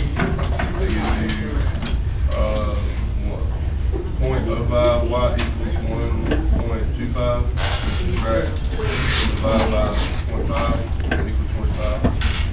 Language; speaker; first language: English; native; English